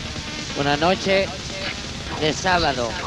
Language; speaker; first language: Spanish; non-native, learner; Italian